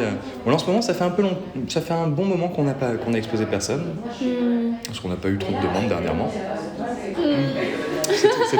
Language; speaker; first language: French; native; French